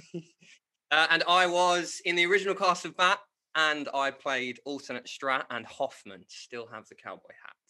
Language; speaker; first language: English; native; English